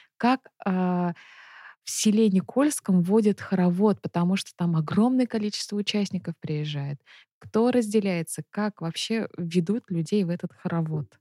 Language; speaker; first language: Russian; native; Russian